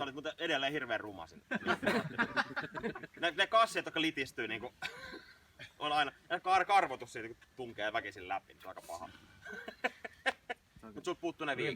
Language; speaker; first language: Finnish; native; Finnish